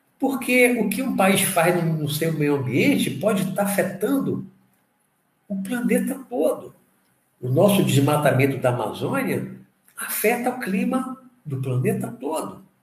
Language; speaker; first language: Portuguese; native; Portuguese